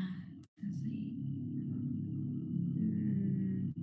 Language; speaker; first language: English; non-native, learner; Spanish